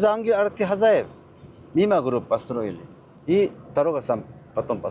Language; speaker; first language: Russian; non-native, learner; Korean